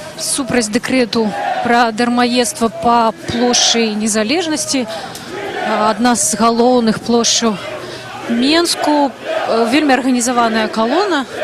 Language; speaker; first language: Belarusian; native; Belarusian